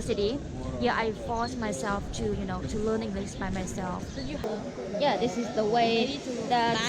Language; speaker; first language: English; non-native, learner; Vietnamese